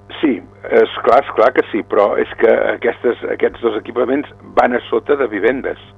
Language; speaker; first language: Catalan; native; Catalan